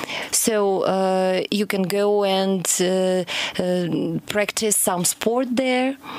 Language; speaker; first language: English; non-native, fluent; Russian